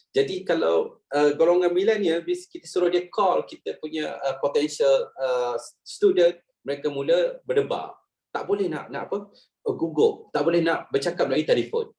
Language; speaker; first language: Malay; native; Malay